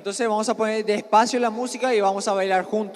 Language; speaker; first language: Spanish; native; Spanish